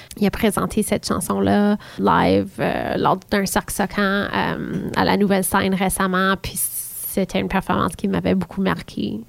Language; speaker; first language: French; native; French